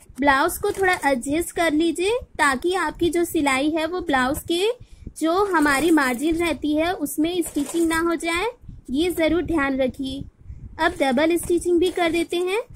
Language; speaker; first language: Hindi; non-native, local second language; Bangla